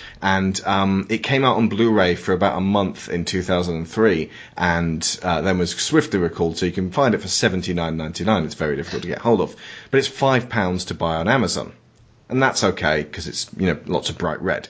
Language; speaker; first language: English; native; English